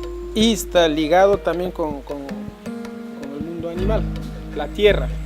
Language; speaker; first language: Spanish; non-native, local second language; Quechua